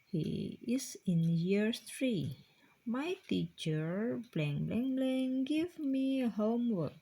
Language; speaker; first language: English; non-native, fluent; Indonesian